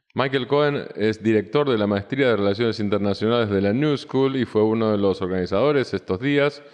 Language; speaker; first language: Spanish; native; Spanish